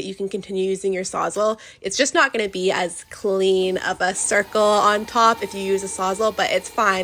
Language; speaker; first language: English; native; English